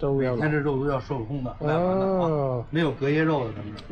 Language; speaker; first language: Chinese; native; Chinese